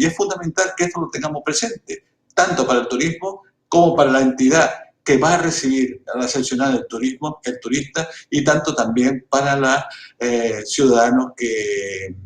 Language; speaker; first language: Spanish; native; Spanish